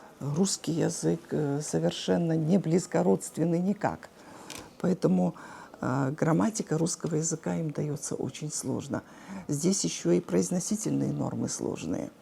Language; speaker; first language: Russian; non-native, local second language; Abkhazian